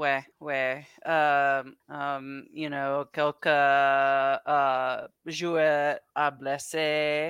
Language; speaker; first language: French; non-native, learner; English